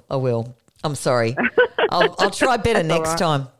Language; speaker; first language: English; native; English